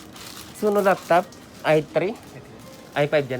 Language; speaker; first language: Japanese; non-native, learner; Filipino